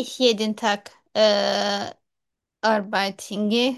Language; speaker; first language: German; non-native, fluent; Turkish